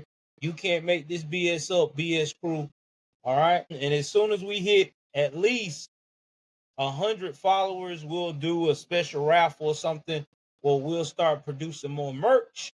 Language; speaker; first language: English; native; English